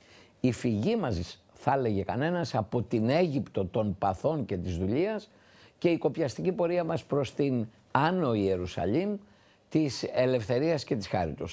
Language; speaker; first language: Greek; native; Greek